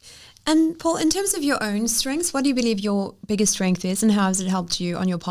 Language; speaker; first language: English; native; English